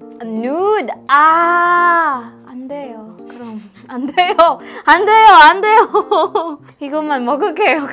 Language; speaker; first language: Korean; non-native, learner; Filipino